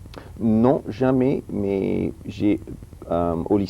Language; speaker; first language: French; early bilingual, heritage; English